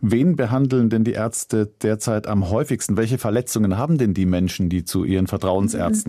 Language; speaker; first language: German; native; German